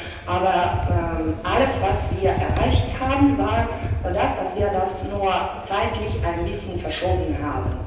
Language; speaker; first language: German; non-native, fluent; Russian